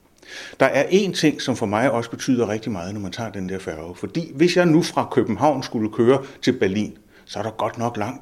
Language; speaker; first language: Danish; native; Danish